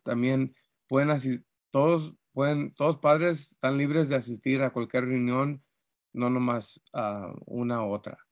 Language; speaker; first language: Spanish; early bilingual, heritage; Spanish